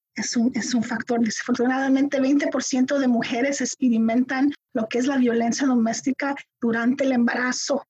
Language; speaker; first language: Spanish; early bilingual, heritage; Spanish